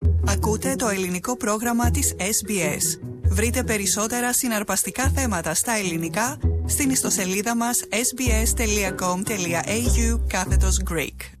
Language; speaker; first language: Greek; native; Greek